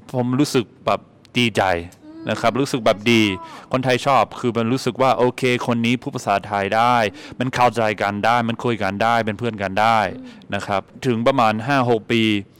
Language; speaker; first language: Thai; non-native, fluent; English